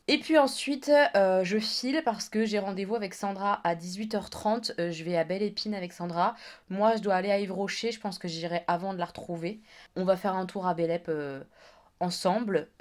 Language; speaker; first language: French; native; French